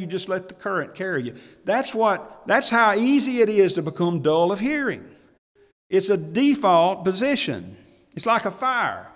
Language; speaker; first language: English; native; English